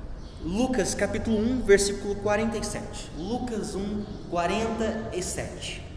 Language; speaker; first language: Portuguese; native; Portuguese